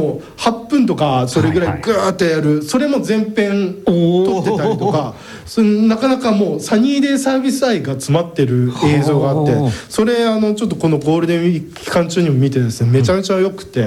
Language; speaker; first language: Japanese; native; Japanese